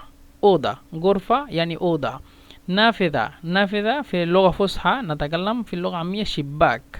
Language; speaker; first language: Arabic; non-native, fluent; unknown